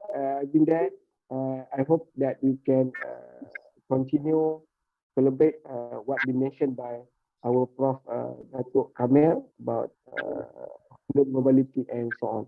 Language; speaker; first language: English; non-native, local second language; Malay